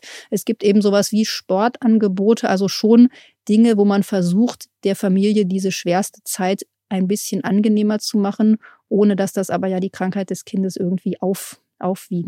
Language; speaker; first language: German; native; German